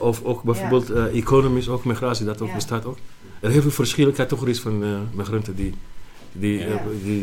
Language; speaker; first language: Dutch; non-native, learner; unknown